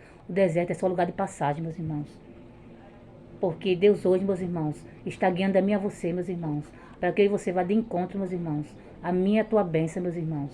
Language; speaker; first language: Portuguese; native; Portuguese